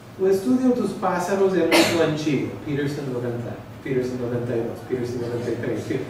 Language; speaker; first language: Portuguese; non-native, fluent; English